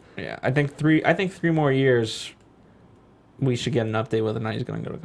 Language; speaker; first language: English; native; English